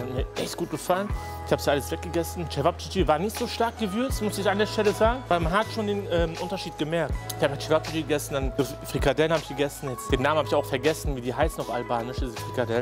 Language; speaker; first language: German; native; German